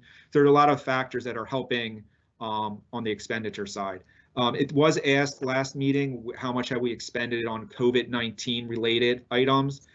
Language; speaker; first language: English; native; English